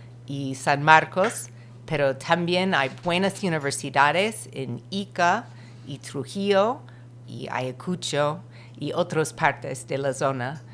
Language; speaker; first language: Spanish; non-native, fluent; English